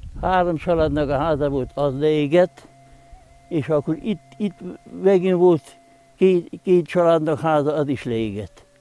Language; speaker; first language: Hungarian; non-native, local second language; German